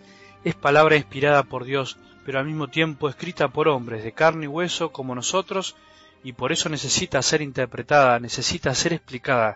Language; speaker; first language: Spanish; native; Spanish